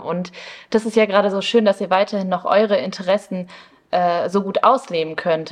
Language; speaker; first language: German; early bilingual, other home language; Spanish